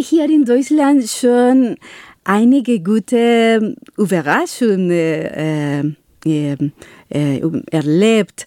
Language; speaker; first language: German; non-native, learner; Spanish